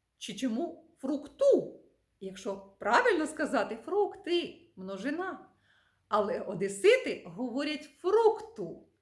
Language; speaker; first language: Ukrainian; native; Ukrainian